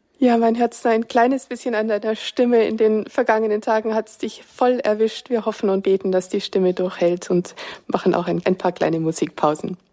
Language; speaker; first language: German; native; German